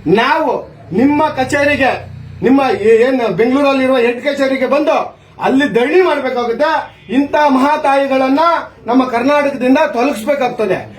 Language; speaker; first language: Kannada; native; Kannada